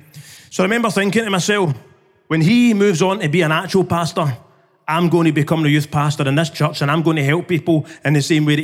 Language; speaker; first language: English; native; English